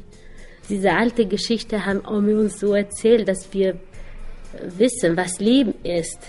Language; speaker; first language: German; non-native, learner; Albanian